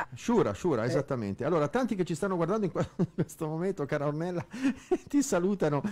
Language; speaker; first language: Italian; native; Italian